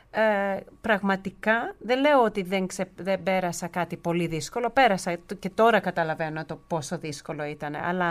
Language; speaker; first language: Greek; early bilingual, heritage; Greek